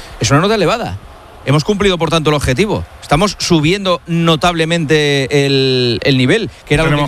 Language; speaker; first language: Spanish; native; Spanish